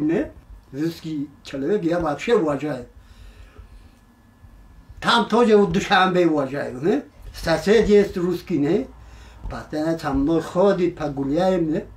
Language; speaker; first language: Russian; non-native, learner; Tajik